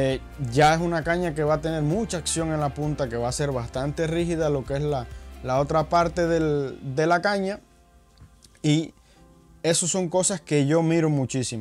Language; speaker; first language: Spanish; native; Spanish